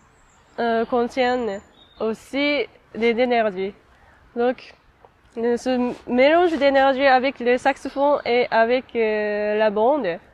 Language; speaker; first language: French; non-native, fluent; Japanese